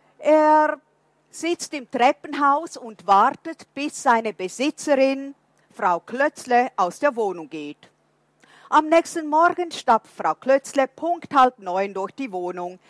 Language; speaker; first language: German; non-native, fluent; Portuguese